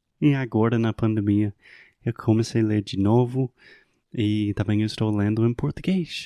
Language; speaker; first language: Portuguese; non-native, fluent; English